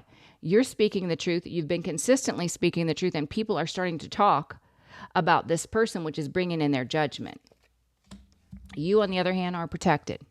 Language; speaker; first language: English; native; English